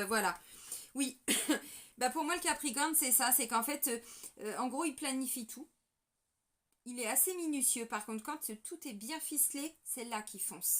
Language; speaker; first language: French; native; French